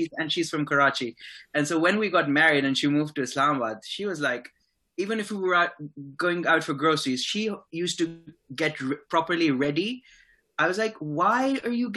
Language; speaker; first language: English; non-native, local second language; Urdu